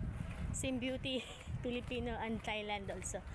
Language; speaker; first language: English; non-native, learner; Filipino